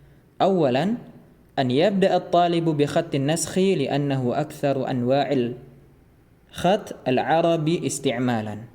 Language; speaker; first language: Arabic; non-native, fluent; Indonesian